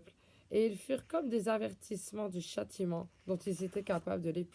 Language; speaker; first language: French; native; French